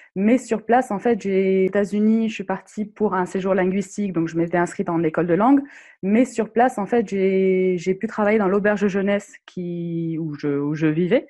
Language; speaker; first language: French; non-native, local second language; Arabic